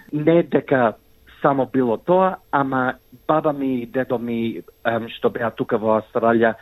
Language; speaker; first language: Macedonian; early bilingual, heritage; Macedonian